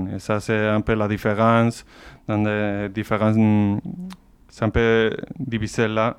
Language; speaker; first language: French; non-native, learner; Basque